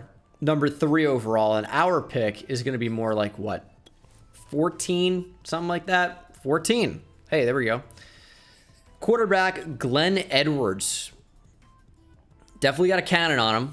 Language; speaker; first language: English; native; English